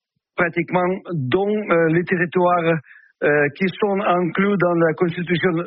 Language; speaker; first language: French; non-native, fluent; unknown